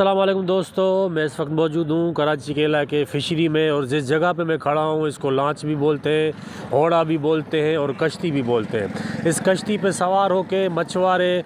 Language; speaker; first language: Urdu; non-native, local second language; Sindhi